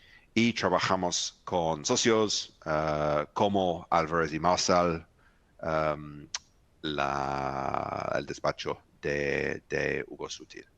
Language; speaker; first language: Spanish; non-native, fluent; English